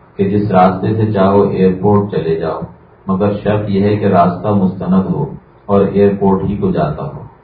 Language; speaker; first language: Urdu; native; Urdu